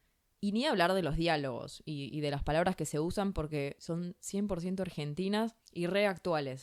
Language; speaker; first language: Spanish; native; Spanish